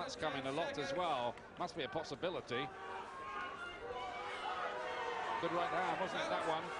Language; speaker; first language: English; native; English